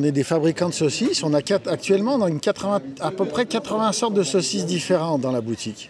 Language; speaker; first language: French; native; French